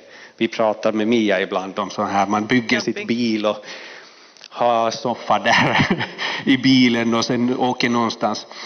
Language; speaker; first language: Swedish; non-native, fluent; Finnish